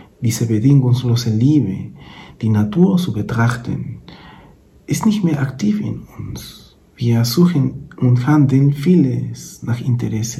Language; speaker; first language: German; non-native, fluent; Spanish